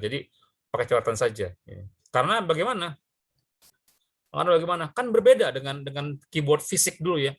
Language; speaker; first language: Indonesian; native; Indonesian